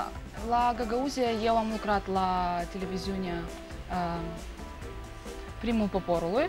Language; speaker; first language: Romanian; non-native, learner; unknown